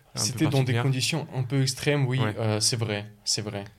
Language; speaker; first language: French; early bilingual, other home language; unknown